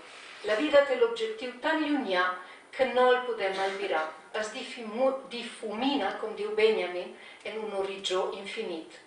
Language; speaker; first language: Catalan; non-native, fluent; Slovenian